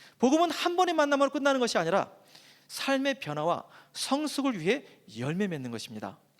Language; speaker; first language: Korean; native; Korean